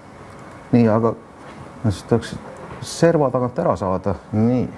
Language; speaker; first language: Estonian; native; Estonian